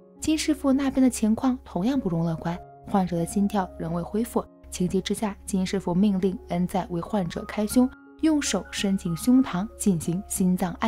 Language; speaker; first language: Chinese; native; Chinese